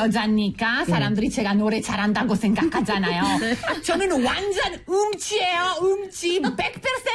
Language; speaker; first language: Korean; non-native, fluent; Italian